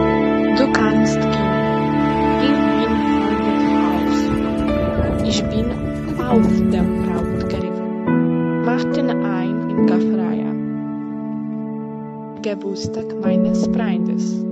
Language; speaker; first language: German; non-native, learner; Polish